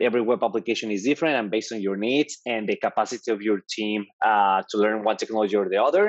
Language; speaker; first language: English; non-native, fluent; Spanish